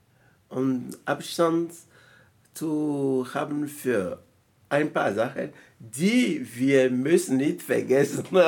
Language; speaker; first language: German; non-native, learner; French